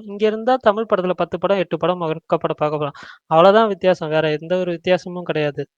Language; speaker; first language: Tamil; native; Tamil